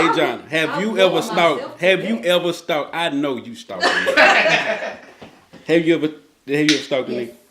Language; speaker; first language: English; native; English